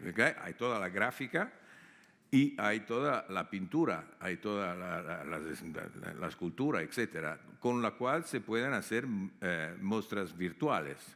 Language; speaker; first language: Spanish; non-native, fluent; Italian